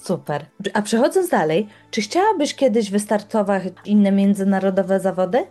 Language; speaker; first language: Polish; native; Polish